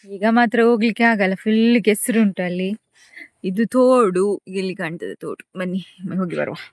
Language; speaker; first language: Kannada; native; Kannada